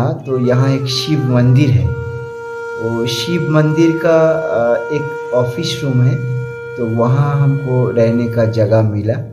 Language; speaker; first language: Hindi; non-native, local second language; Bangla